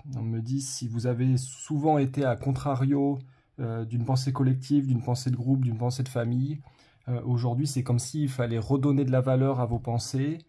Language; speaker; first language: French; native; French